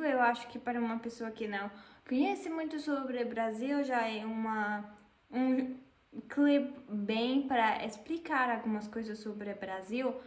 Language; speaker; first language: Portuguese; non-native, fluent; German